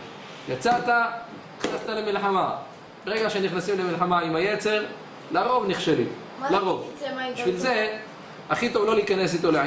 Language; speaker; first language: Hebrew; native; Hebrew